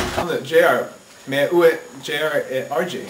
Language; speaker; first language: French; non-native, learner; English